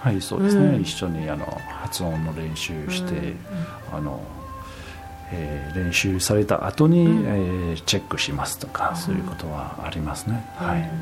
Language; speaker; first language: Japanese; non-native, fluent; French